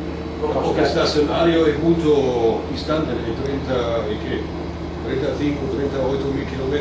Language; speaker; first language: Portuguese; non-native, fluent; German